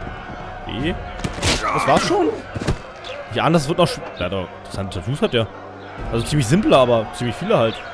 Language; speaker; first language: German; native; German